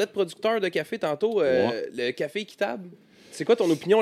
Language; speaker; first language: French; native; French